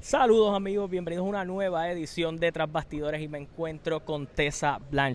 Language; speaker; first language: Spanish; native; Spanish